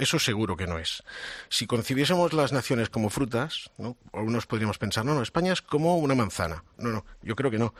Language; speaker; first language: Spanish; non-native, local second language; Catalan